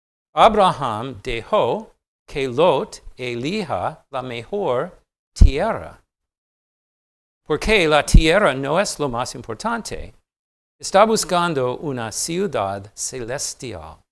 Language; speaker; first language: Spanish; non-native, fluent; English